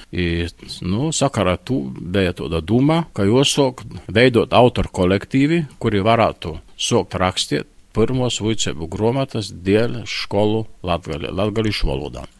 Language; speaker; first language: Latvian; native; Latvian